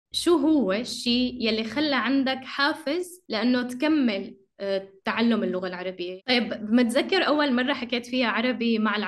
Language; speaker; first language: Arabic; native; Arabic